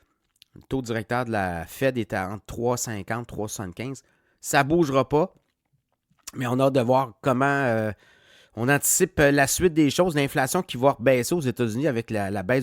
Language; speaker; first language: French; native; French